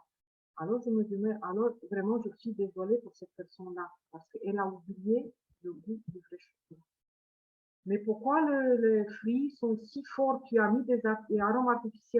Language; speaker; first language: French; non-native, fluent; Romanian